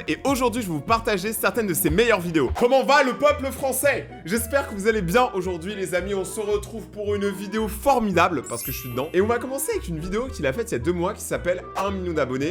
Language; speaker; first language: French; native; French